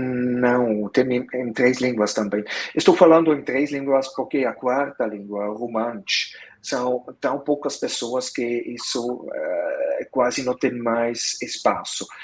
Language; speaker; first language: Portuguese; non-native, fluent; Swiss German